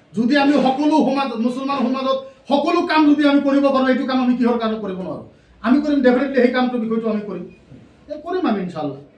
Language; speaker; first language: Assamese; non-native, local second language; Bangla